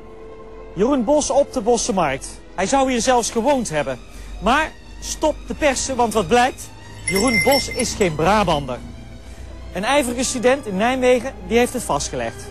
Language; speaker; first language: Dutch; native; Dutch